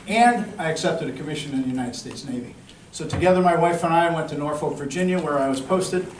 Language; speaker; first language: English; native; English